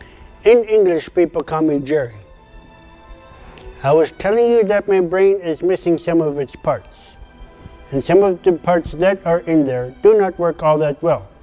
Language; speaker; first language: English; non-native, fluent; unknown